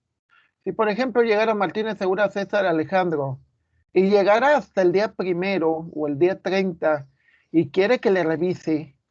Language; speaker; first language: Spanish; native; Spanish